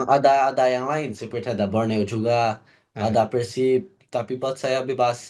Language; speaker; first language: Indonesian; non-native, learner; Portuguese